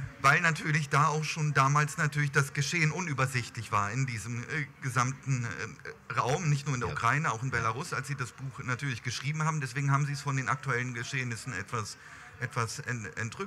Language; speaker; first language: German; native; German